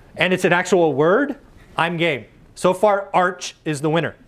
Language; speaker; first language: English; native; English